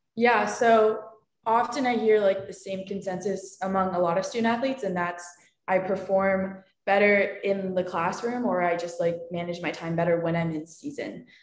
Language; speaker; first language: English; native; English